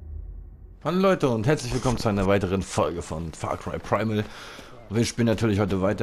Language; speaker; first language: German; native; German